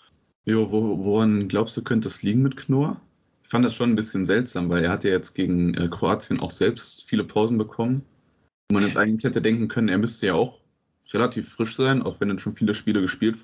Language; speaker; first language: German; native; German